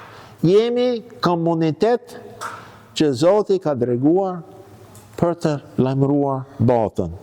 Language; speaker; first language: Albanian; non-native, fluent; English